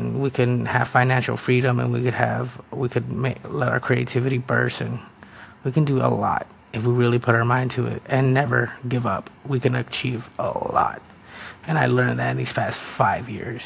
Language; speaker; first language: English; early bilingual, other home language; Spanish